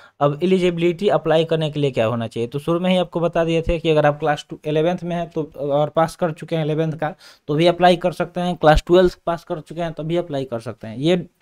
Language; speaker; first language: Hindi; native; Hindi